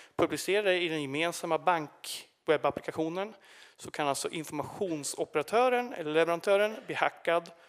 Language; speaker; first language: Swedish; native; Swedish